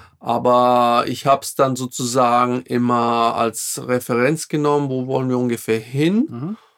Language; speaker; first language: German; non-native, fluent; Slovak